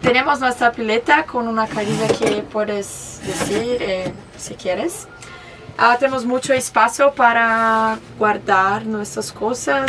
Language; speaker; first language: Spanish; non-native, learner; Portuguese